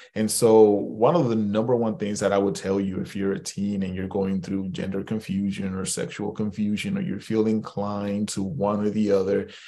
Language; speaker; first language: English; early bilingual, other home language; Spanish